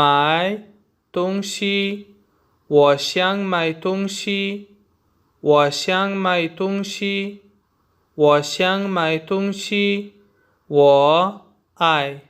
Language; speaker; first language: Chinese; non-native, learner; Urdu